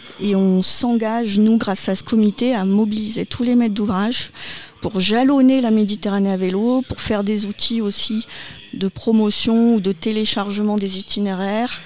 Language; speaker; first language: French; native; French